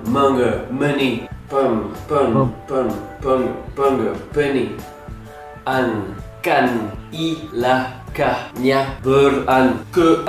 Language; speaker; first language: Indonesian; non-native, learner; French